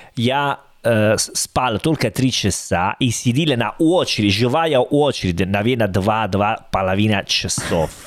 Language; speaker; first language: Russian; non-native, learner; Italian